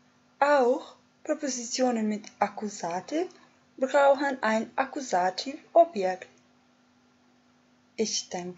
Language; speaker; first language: German; non-native, fluent; Albanian